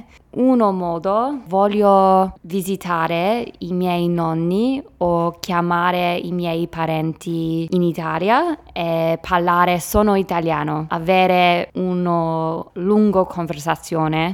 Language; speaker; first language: Italian; non-native, learner; English